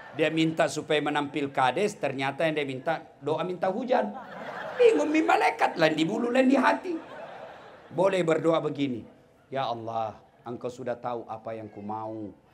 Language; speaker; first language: Indonesian; non-native, local second language; Buginese